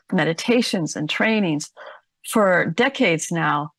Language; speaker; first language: English; native; English